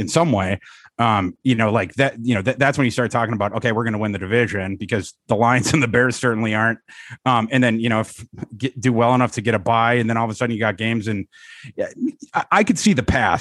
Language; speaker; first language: English; native; English